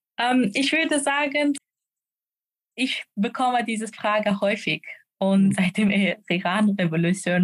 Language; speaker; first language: German; non-native, fluent; Persian